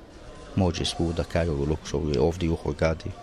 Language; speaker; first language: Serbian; non-native, learner; Arabic